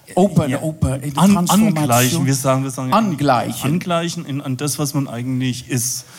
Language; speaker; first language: German; native; German